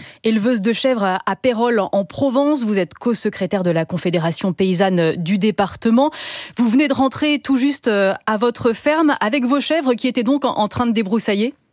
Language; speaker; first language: French; native; French